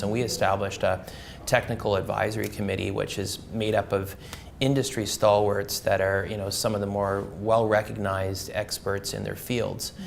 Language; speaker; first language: English; native; English